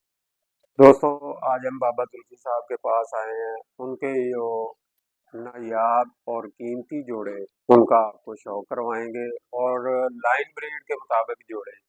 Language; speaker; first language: Hindi; non-native, local second language; Punjabi